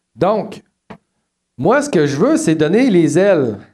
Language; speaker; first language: French; native; French